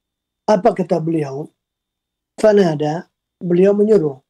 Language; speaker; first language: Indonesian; native; Indonesian